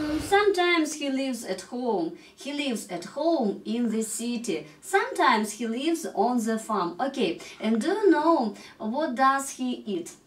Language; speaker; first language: English; non-native, fluent; Russian